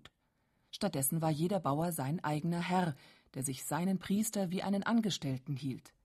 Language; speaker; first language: German; native; German